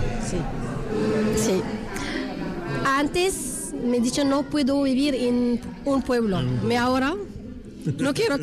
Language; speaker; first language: Spanish; non-native, learner; Arabic